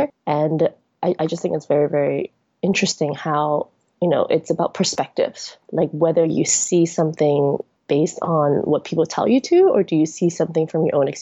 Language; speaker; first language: English; non-native, local second language; Cantonese